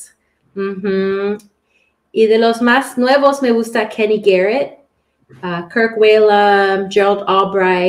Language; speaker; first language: Spanish; early bilingual, heritage; Spanish